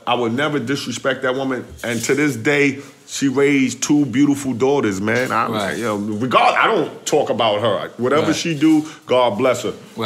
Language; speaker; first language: English; native; English